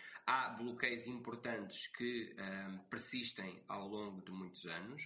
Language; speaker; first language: Portuguese; native; Portuguese